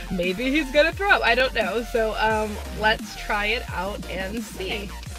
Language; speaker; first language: English; native; English